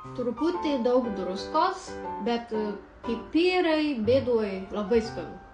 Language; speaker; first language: Lithuanian; non-native, learner; Japanese